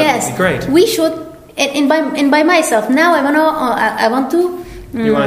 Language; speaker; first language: English; non-native, learner; Persian